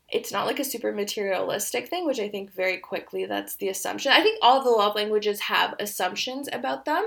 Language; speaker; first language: English; early bilingual, other home language; Polish